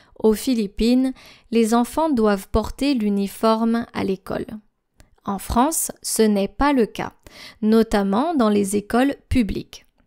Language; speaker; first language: French; native; French